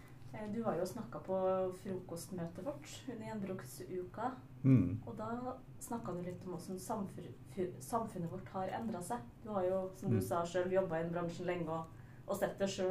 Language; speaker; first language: Norwegian; native; Norwegian